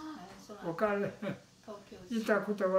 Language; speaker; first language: Japanese; non-native, local second language; Min Nan Chinese